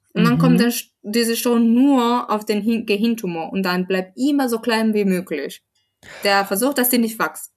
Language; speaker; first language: German; non-native, fluent; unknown